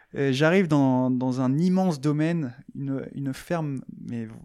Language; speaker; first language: French; native; French